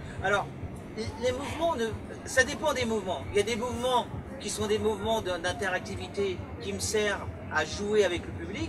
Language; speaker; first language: French; early bilingual, other home language; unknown